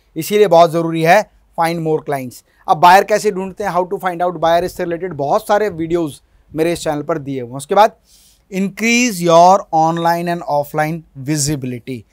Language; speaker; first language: Hindi; native; Hindi